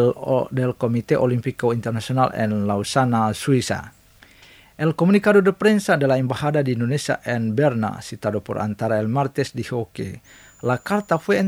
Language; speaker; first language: Spanish; non-native, fluent; Indonesian